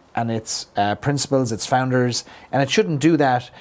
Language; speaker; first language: English; native; English